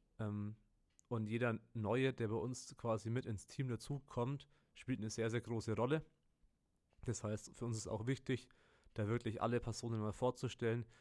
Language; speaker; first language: German; native; German